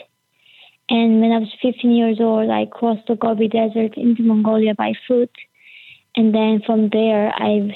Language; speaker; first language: English; early bilingual, other home language; Korean